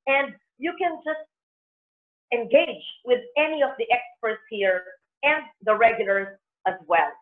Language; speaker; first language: English; non-native, local second language; Filipino